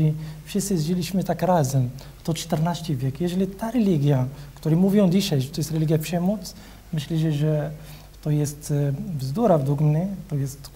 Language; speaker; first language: Polish; non-native, learner; Arabic